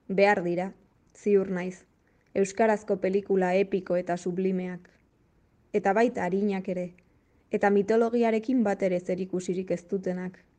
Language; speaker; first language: Basque; non-native, local second language; Spanish